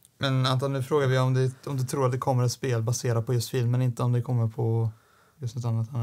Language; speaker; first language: Swedish; native; Swedish